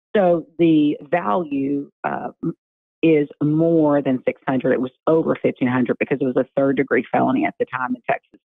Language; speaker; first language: English; native; English